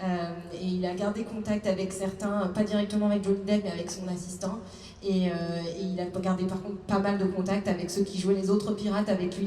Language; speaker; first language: French; native; French